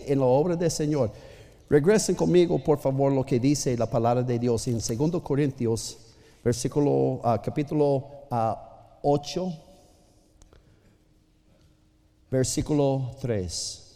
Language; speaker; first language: Spanish; non-native, fluent; English